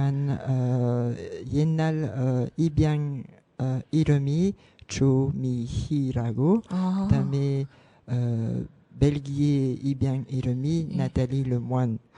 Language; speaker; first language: Korean; non-native, learner; French